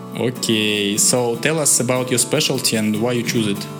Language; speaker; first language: English; non-native, learner; Russian